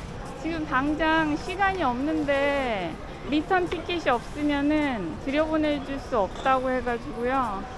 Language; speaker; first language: Korean; native; Korean